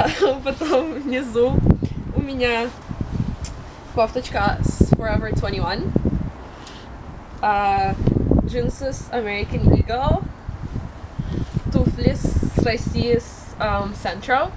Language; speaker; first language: Russian; early bilingual, heritage; Russian